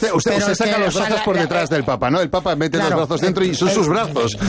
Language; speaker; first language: Spanish; native; Spanish